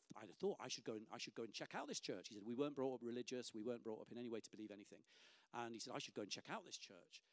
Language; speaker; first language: English; native; English